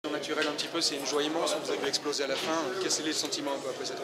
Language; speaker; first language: French; native; French